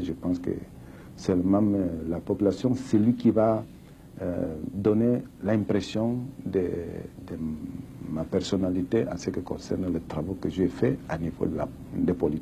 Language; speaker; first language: French; non-native, fluent; Spanish